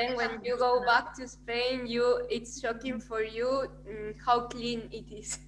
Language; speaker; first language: English; non-native, fluent; Spanish